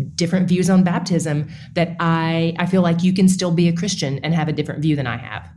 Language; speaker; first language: English; native; English